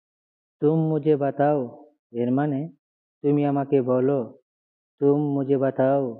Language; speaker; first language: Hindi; non-native, fluent; Bangla